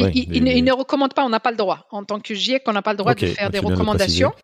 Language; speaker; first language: French; non-native, local second language; Arabic